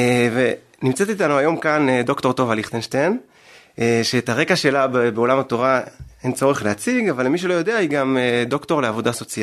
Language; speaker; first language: Hebrew; native; Hebrew